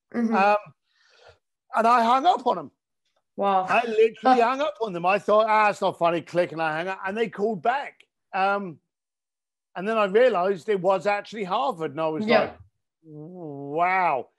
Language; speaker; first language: English; native; English